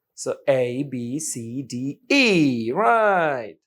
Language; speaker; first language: English; non-native, local second language; Bangla